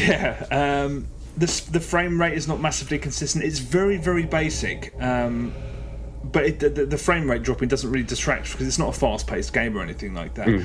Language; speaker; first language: English; native; English